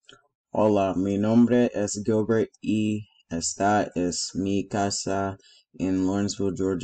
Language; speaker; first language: Spanish; non-native, learner; English